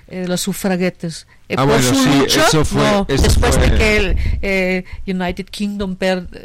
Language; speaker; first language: Spanish; non-native, fluent; German